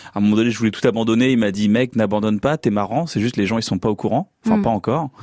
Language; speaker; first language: French; native; French